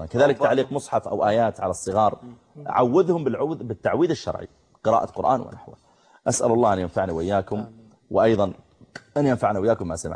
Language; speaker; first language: Arabic; native; Arabic